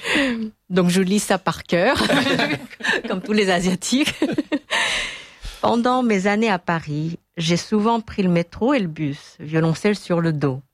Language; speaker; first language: French; non-native, fluent; Korean